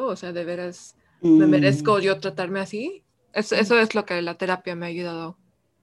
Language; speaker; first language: Spanish; early bilingual, heritage; Spanish